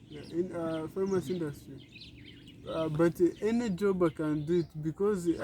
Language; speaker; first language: English; non-native, learner; Kinyarwanda